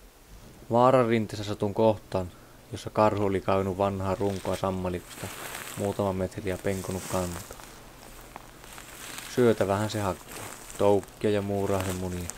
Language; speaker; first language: Finnish; native; Finnish